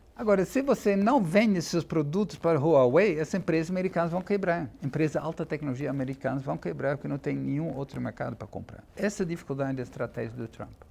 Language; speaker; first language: Portuguese; non-native, fluent; Dutch